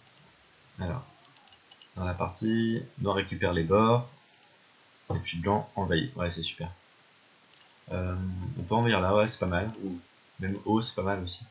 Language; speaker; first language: French; native; French